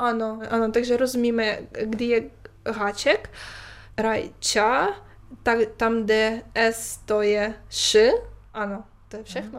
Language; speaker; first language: Czech; non-native, learner; Ukrainian